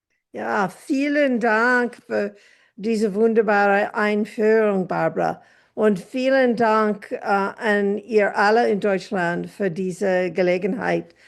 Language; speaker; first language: German; non-native, fluent; English